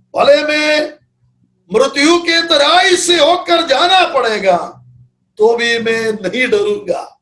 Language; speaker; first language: Hindi; non-native, local second language; Malayalam